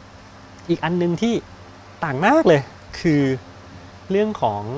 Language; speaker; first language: Thai; native; Thai